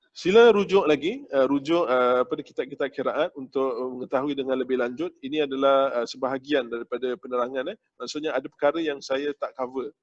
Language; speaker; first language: Malay; native; Malay